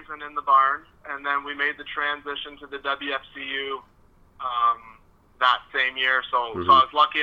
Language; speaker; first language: English; non-native, fluent; French